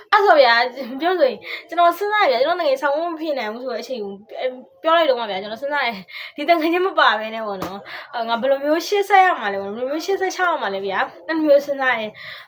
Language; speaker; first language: Burmese; non-native, local second language; Shan